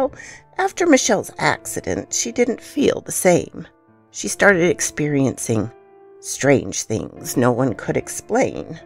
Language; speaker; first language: English; native; English